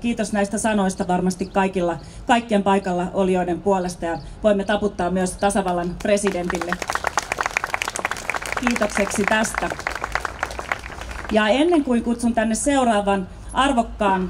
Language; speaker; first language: Finnish; native; Finnish